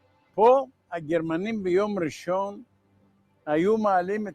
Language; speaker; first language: Hebrew; non-native, fluent; Ladino